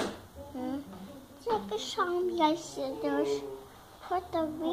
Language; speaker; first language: Chinese; early bilingual, heritage; Chinese